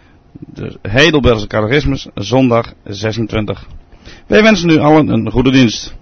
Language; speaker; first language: Dutch; native; Dutch